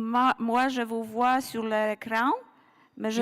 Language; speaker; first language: French; non-native, learner; Polish